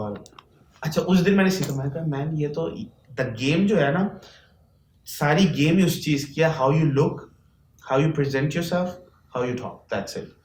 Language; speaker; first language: Urdu; native; Urdu